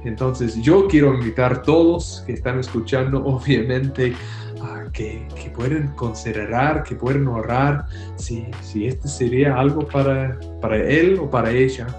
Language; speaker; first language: Spanish; non-native, fluent; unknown